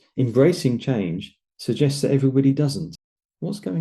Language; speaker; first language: English; native; English